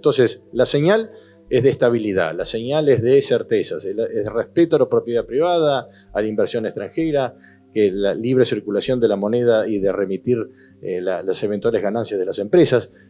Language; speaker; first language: Spanish; native; Spanish